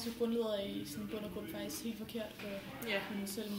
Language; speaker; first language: Danish; native; Danish